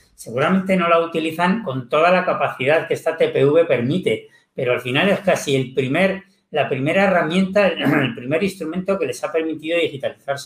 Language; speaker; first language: Spanish; native; Spanish